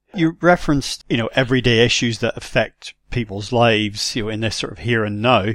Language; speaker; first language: English; native; English